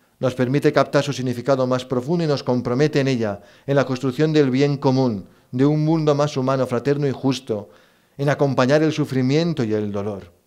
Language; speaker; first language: Spanish; native; Spanish